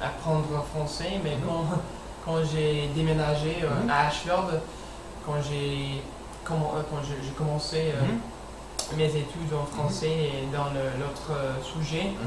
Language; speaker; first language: French; non-native, learner; English